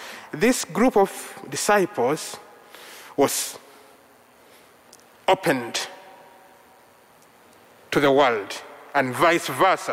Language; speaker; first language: English; non-native, local second language; Ganda